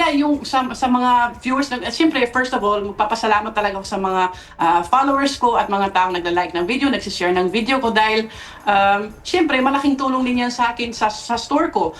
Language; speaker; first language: Filipino; non-native, fluent; Dutch